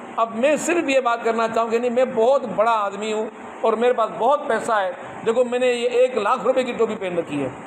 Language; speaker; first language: Urdu; non-native, local second language; Sindhi